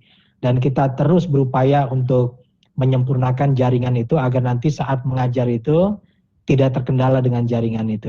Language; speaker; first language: Indonesian; native; Indonesian